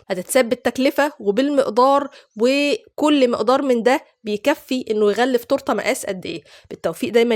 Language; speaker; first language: Arabic; native; Arabic